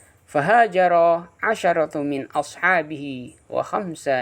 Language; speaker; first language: Arabic; non-native, fluent; Indonesian